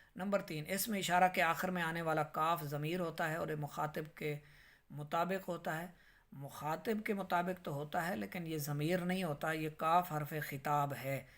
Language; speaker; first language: Urdu; native; Urdu